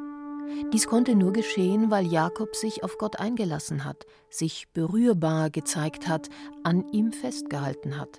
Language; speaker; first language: German; native; German